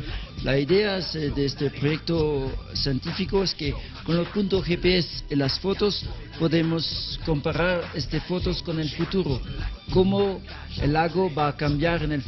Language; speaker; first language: Spanish; non-native, learner; French